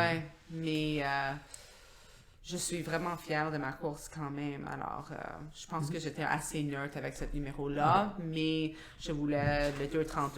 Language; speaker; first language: French; non-native, local second language; English